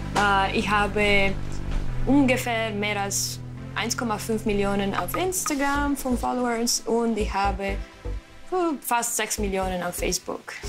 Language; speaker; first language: German; non-native, learner; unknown